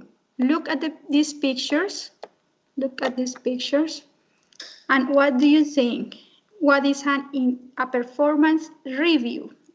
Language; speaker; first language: English; non-native, fluent; Spanish